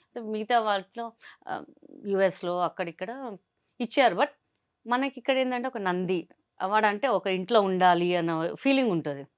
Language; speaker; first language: Telugu; non-native, local second language; Hindi